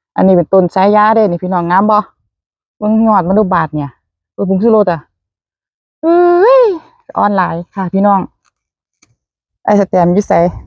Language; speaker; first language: Thai; native; Thai